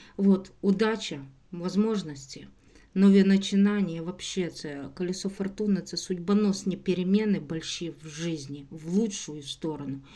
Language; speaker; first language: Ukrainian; non-native, local second language; Russian